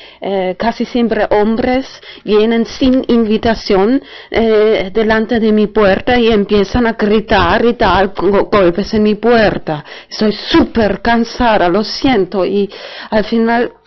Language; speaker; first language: Spanish; non-native, fluent; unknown